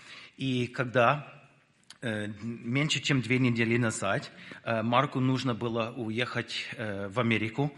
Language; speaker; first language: Russian; non-native, fluent; English